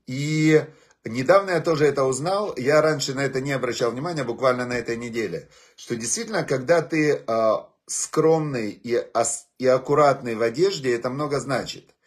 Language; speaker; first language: Russian; native; Russian